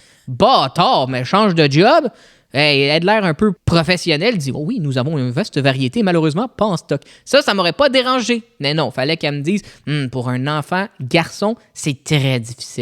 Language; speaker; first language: French; native; French